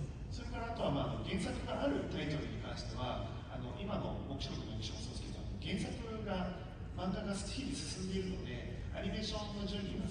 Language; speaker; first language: Japanese; native; Japanese